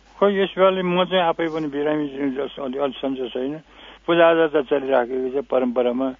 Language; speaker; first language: Nepali; non-native, local second language; Newari